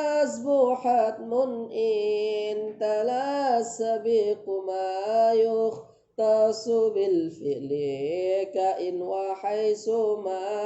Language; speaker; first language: Arabic; non-native, fluent; Indonesian